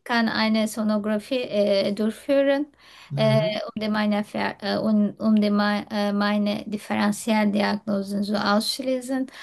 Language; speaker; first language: German; non-native, learner; Turkish